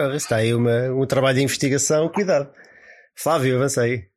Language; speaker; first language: Portuguese; native; Portuguese